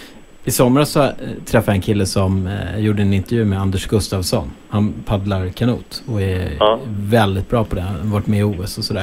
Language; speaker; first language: Swedish; native; Swedish